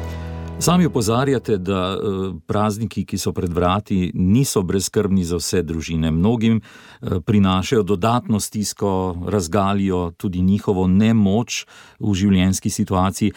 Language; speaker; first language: Slovenian; native; Slovenian